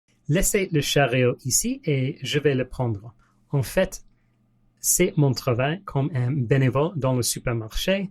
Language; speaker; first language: French; non-native, learner; English